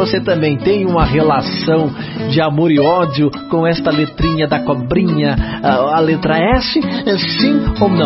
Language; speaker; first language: Portuguese; native; Portuguese